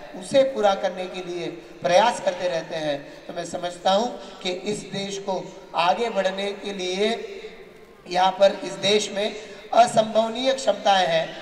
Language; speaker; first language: Hindi; native; Hindi